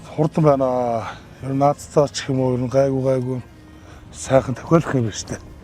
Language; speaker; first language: Mongolian; native; Mongolian